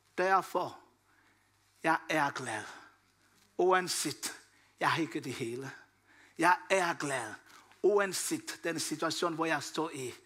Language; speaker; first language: Danish; non-native, fluent; Lingala